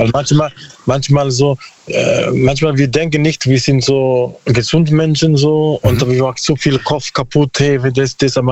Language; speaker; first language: German; non-native, learner; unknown